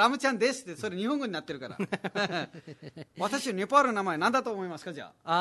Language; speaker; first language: Japanese; non-native, fluent; Nepali